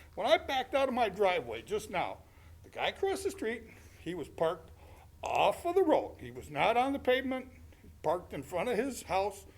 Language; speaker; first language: English; native; English